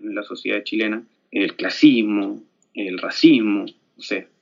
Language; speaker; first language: Spanish; native; Spanish